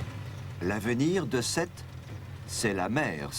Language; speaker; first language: French; native; French